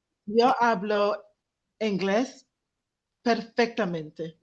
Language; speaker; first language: Spanish; non-native, learner; English